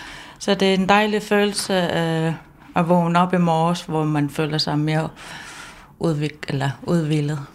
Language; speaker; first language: Danish; non-native, local second language; Kalaallisut